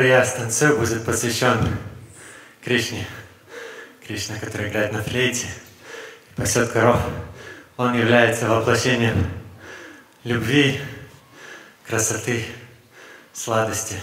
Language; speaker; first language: Russian; native; Russian